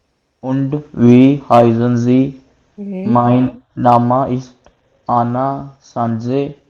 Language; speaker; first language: German; non-native, learner; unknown